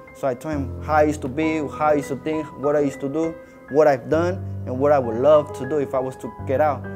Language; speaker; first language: English; native; English